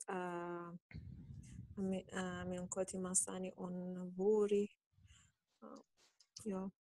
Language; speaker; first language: Finnish; non-native, learner; Urdu